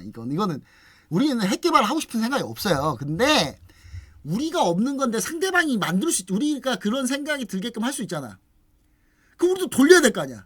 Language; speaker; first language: Korean; native; Korean